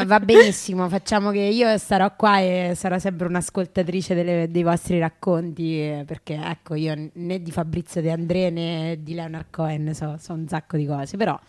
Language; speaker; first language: Italian; native; Italian